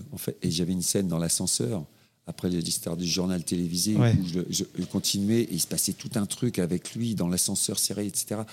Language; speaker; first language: French; native; French